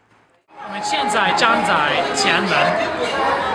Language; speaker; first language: Chinese; non-native, learner; English